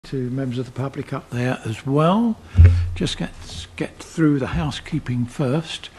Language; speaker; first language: English; native; English